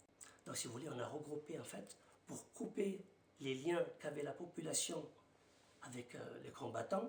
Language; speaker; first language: French; non-native, local second language; Arabic